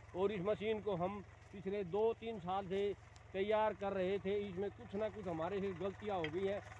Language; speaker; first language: Hindi; native; Hindi